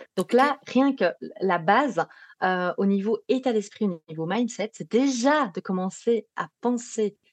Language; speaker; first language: French; native; French